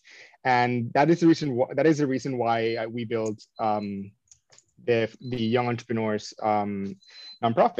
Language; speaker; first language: English; non-native, fluent; Spanish